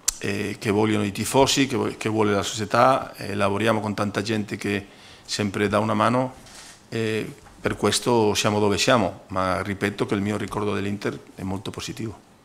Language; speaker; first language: Italian; non-native, fluent; Spanish